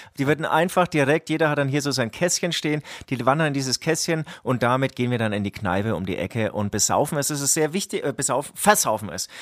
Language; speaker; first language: German; native; German